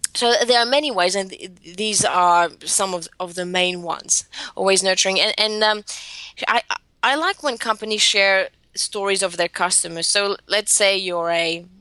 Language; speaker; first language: English; non-native, fluent; Greek